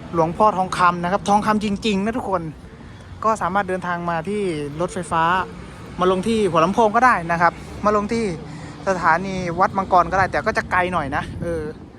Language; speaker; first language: Thai; native; Thai